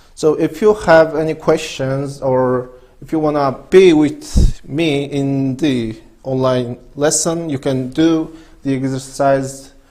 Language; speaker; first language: English; non-native, fluent; Kazakh